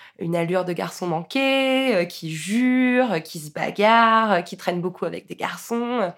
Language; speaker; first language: French; native; French